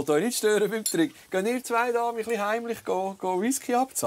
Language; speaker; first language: German; native; German